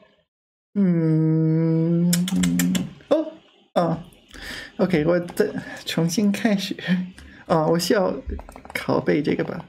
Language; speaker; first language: Chinese; non-native, learner; English